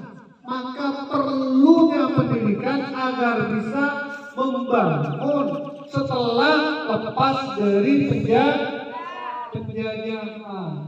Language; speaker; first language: Indonesian; native; Indonesian